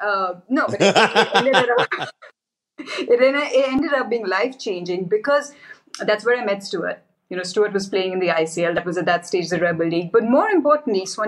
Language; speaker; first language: English; non-native, local second language; Hindi